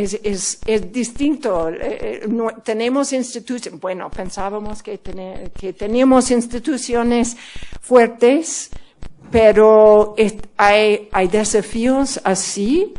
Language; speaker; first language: Spanish; non-native, fluent; English